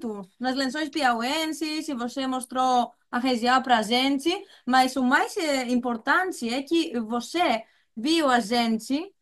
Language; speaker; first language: Portuguese; non-native, fluent; Greek